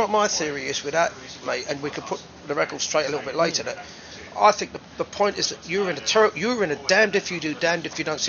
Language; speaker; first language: English; native; English